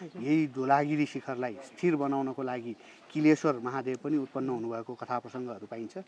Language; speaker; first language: Nepali; non-native, local second language; Newari